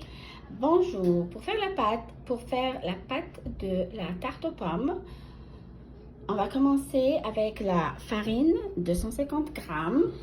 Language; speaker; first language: French; non-native, fluent; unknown